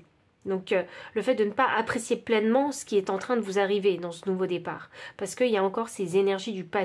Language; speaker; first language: French; native; French